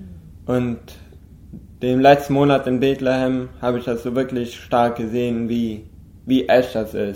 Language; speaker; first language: German; non-native, local second language; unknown